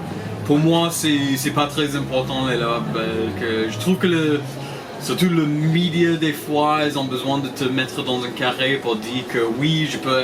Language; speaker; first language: French; non-native, fluent; English